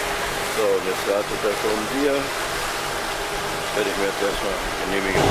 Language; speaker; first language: German; native; German